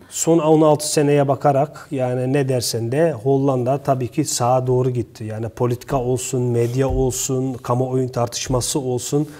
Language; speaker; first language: Turkish; early bilingual, heritage; Turkish